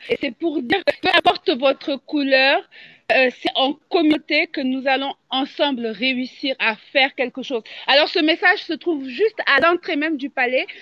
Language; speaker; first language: French; native; French